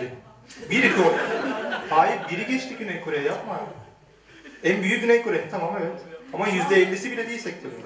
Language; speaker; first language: Turkish; native; Turkish